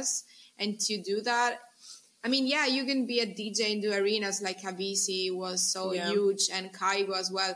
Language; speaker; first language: English; non-native, fluent; Italian